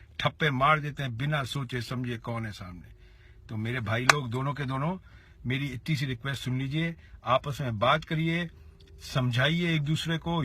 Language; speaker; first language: Hindi; native; Hindi